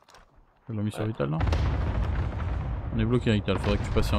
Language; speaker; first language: French; native; French